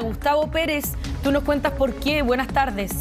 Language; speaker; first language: Spanish; native; Spanish